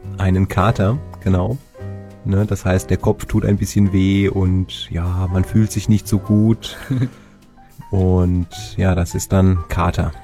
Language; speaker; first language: German; native; German